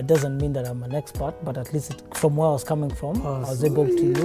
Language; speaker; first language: English; non-native, local second language; Kikuyu